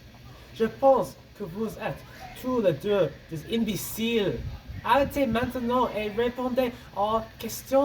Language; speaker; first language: French; non-native, learner; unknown